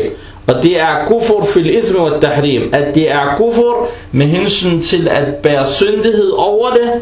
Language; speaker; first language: Danish; early bilingual, other home language; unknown